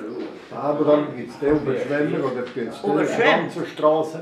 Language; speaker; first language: German; early bilingual, heritage; German